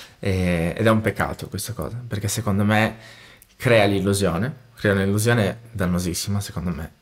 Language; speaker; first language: Italian; non-native, fluent; Portuguese